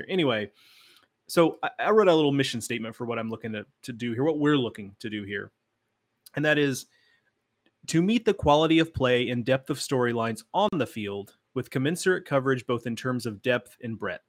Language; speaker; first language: English; native; English